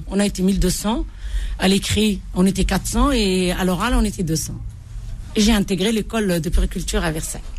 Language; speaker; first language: French; non-native, local second language; Arabic